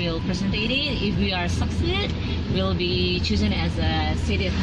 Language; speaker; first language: English; non-native, learner; Indonesian